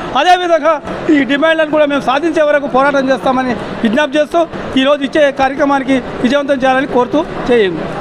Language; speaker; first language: Telugu; non-native, local second language; Lambadi